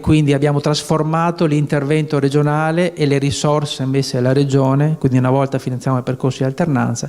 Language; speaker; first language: Italian; native; Italian